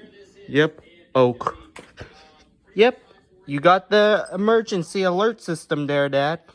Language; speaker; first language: English; native; English